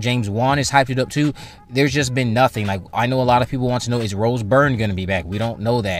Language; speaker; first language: English; native; English